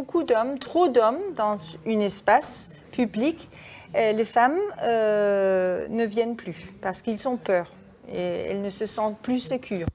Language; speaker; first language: French; non-native, fluent; Danish